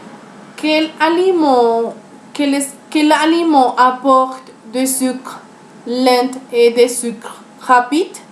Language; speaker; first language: French; non-native, learner; Spanish